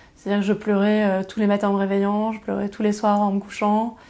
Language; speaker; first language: French; native; French